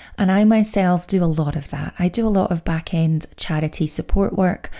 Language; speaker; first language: English; native; English